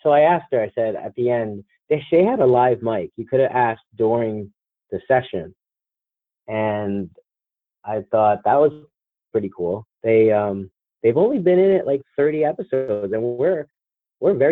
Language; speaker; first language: English; native; English